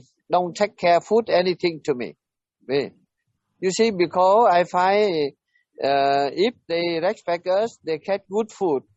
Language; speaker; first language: English; non-native, learner; Vietnamese